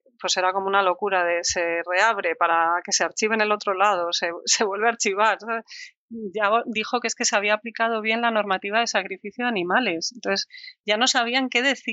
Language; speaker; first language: Spanish; native; Spanish